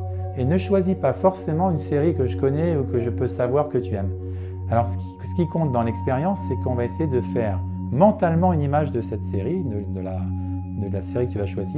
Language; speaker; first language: French; native; French